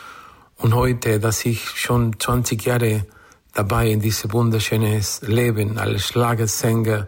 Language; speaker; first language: German; non-native, fluent; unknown